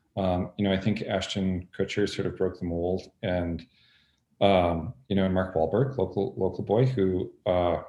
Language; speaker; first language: English; native; English